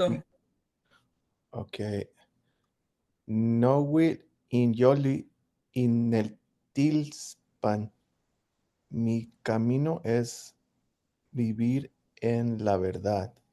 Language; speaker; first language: Spanish; early bilingual, heritage; English